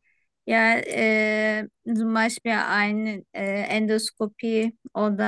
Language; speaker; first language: German; non-native, learner; Turkish